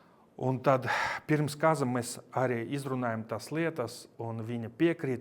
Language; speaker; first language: Latvian; non-native, local second language; Russian